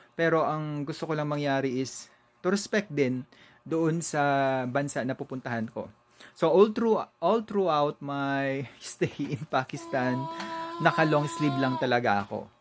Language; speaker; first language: Filipino; native; Filipino